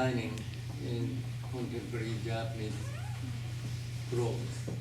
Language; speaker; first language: English; non-native, fluent; Japanese